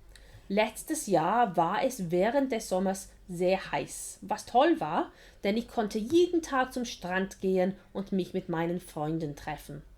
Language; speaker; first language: German; non-native, fluent; English